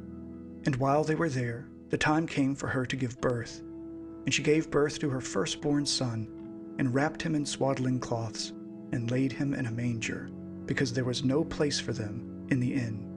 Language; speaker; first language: English; native; English